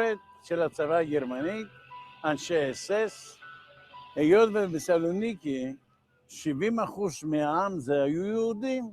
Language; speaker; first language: Hebrew; non-native, fluent; Ladino